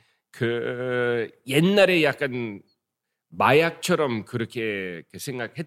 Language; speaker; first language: Korean; non-native, fluent; English